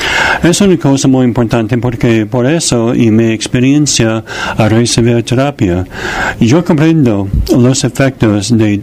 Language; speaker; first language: Spanish; non-native, fluent; English